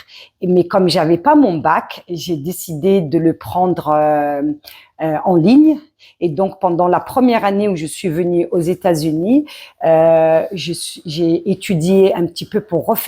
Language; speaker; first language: French; early bilingual, other home language; Arabic